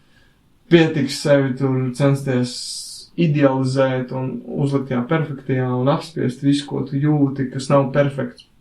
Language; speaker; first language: Latvian; native; Latvian